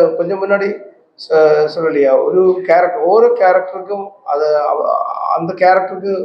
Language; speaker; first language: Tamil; non-native, learner; Malayalam